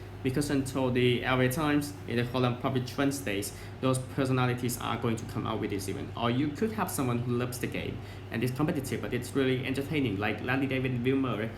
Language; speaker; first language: English; non-native, fluent; Thai